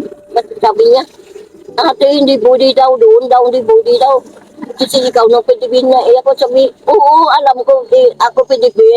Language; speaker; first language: Filipino; non-native, learner; Vietnamese